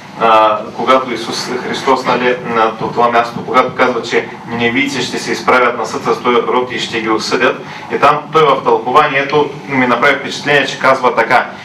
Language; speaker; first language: Bulgarian; native; Bulgarian